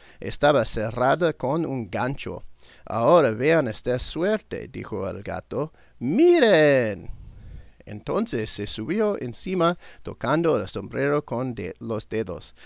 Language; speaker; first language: Spanish; non-native, learner; English